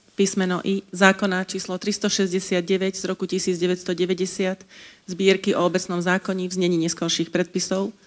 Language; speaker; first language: Slovak; native; Slovak